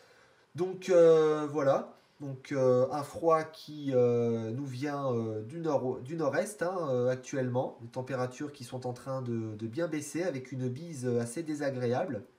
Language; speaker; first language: French; native; French